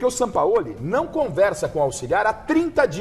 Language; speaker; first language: Portuguese; native; Portuguese